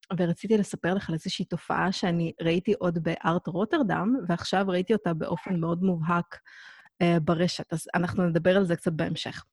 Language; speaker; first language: Hebrew; native; Hebrew